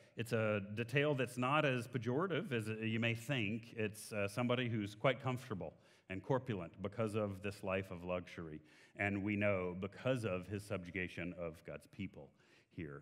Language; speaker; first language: English; native; English